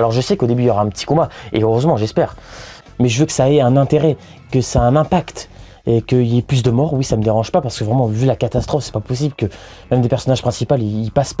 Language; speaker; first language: French; native; French